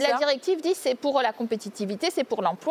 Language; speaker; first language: French; native; French